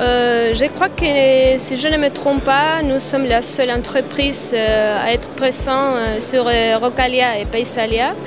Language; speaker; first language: French; non-native, fluent; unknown